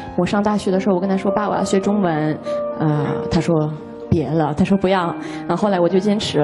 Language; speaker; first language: Chinese; non-native, fluent; English